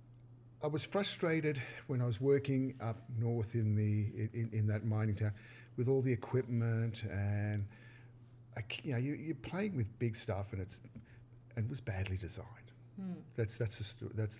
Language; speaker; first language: English; native; English